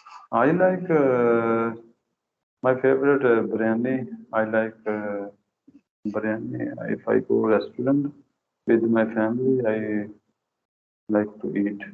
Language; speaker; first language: English; non-native, learner; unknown